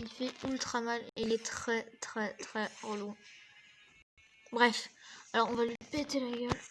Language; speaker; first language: French; native; French